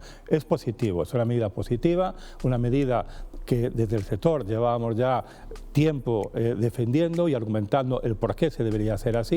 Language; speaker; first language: Spanish; native; Spanish